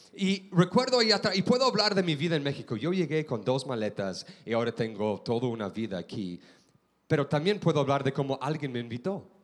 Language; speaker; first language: Spanish; non-native, fluent; English